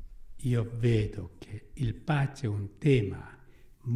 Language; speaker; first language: Italian; non-native, learner; Korean